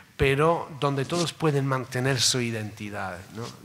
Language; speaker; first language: Spanish; non-native, fluent; English